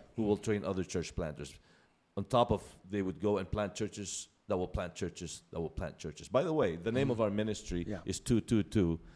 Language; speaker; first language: English; non-native, local second language; Filipino